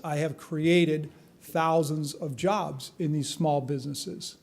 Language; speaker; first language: English; native; English